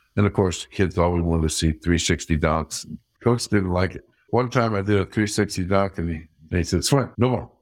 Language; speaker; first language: English; early bilingual, other home language; Dutch